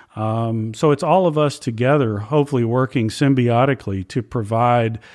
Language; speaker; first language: English; native; English